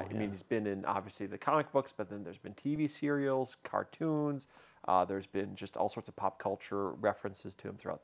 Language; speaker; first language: English; native; English